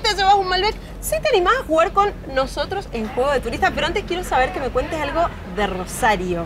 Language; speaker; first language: Spanish; native; Spanish